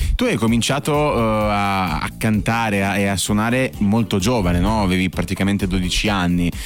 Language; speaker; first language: Italian; native; Italian